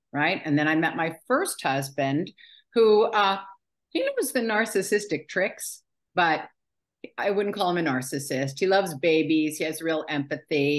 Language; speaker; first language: English; native; English